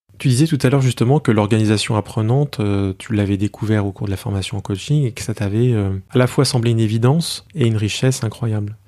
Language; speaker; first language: French; native; French